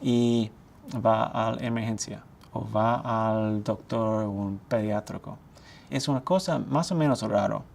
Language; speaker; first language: Spanish; non-native, fluent; English